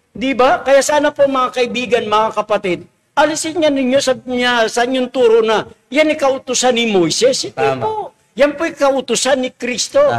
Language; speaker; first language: Filipino; native; Filipino